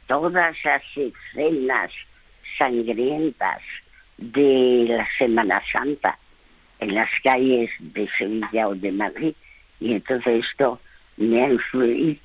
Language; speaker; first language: Spanish; early bilingual, other home language; French